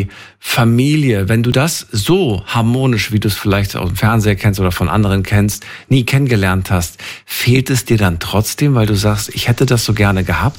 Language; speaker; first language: German; native; German